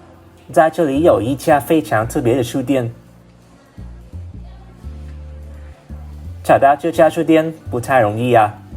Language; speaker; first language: Chinese; non-native, learner; Vietnamese